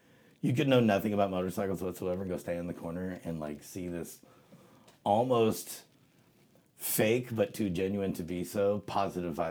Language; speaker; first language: English; native; English